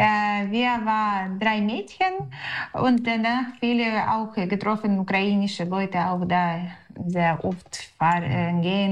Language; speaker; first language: German; non-native, learner; Ukrainian